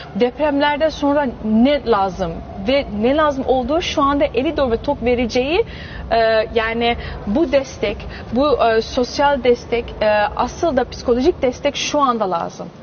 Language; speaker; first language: Turkish; early bilingual, heritage; Turkish